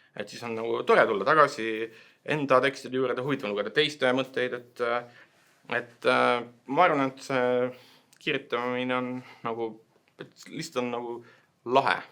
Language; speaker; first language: Estonian; native; Estonian